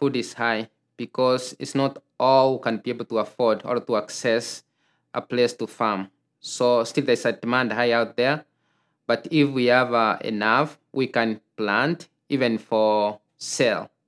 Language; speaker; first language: English; non-native, local second language; Gusii